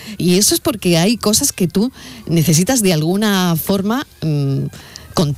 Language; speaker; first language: Spanish; native; Spanish